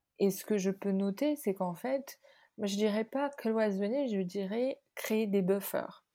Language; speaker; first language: French; non-native, local second language; Arabic